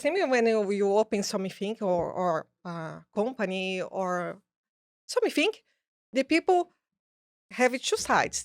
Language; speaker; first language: English; non-native, learner; Portuguese